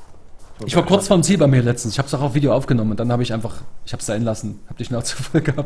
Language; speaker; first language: German; native; German